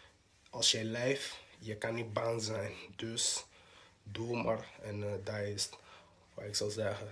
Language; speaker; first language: Dutch; non-native, local second language; Portuguese